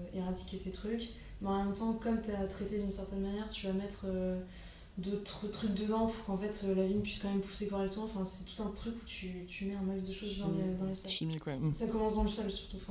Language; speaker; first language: French; native; French